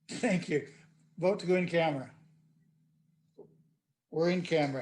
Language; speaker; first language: English; native; English